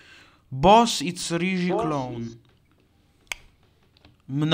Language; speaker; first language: English; non-native, learner; Italian